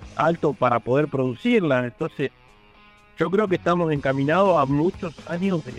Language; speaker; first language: Spanish; native; Spanish